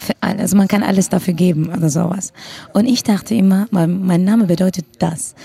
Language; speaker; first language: German; non-native, fluent; Kurdish